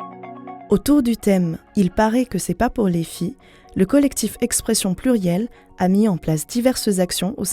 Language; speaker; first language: French; native; French